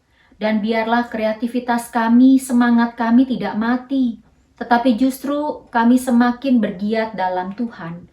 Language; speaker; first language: Indonesian; native; Indonesian